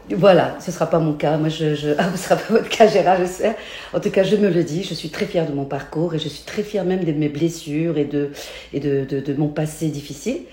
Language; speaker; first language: French; native; French